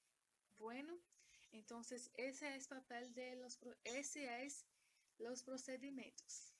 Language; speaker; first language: Spanish; non-native, learner; Portuguese